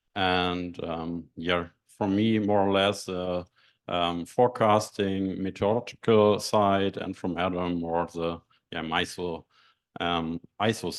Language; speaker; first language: English; non-native, fluent; German